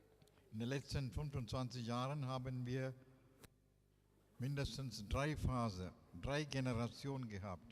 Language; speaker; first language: German; non-native, fluent; Tamil